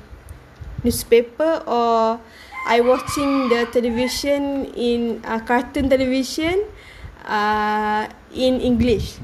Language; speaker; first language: English; non-native, learner; Malay